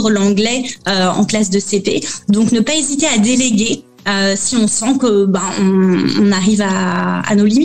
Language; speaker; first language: French; native; French